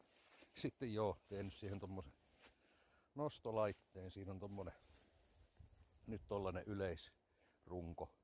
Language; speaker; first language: Finnish; native; Finnish